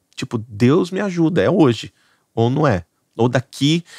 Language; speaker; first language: Portuguese; native; Portuguese